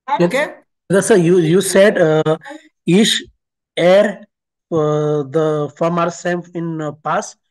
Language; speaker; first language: English; non-native, local second language; Hindi